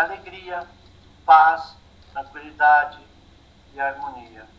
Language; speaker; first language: Portuguese; native; Portuguese